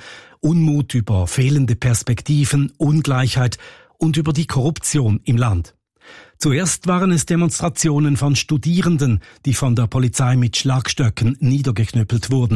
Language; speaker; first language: German; native; German